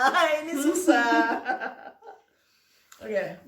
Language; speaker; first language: Indonesian; native; Indonesian